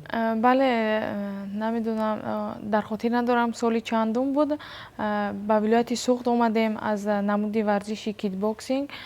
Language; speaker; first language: Tajik; native; Tajik